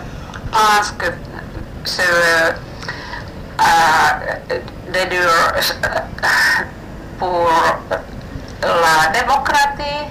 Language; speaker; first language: French; non-native, learner; Finnish